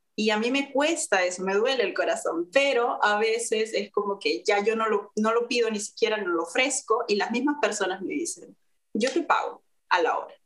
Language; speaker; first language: Spanish; native; Spanish